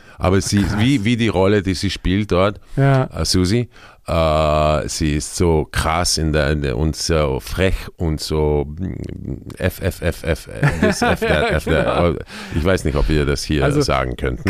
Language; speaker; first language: German; non-native, fluent; Spanish